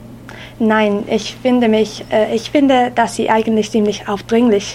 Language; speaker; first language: German; non-native, learner; English